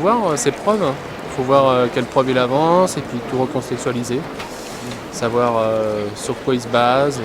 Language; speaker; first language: French; native; French